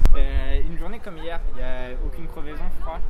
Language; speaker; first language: French; native; French